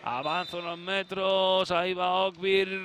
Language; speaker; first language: Spanish; native; Spanish